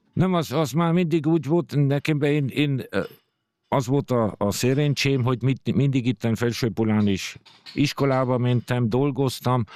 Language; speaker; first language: Hungarian; early bilingual, heritage; Hungarian